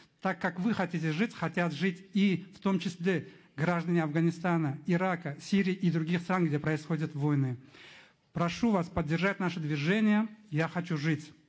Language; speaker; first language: Russian; non-native, local second language; Uzbek